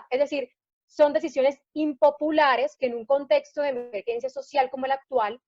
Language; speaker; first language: Spanish; native; Spanish